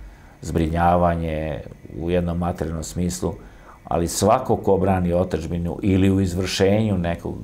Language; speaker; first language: Croatian; native; Croatian